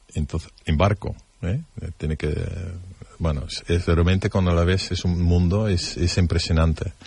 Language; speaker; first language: Spanish; non-native, fluent; Dutch